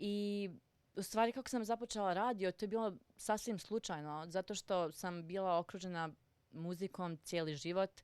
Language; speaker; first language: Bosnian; early bilingual, heritage; Serbian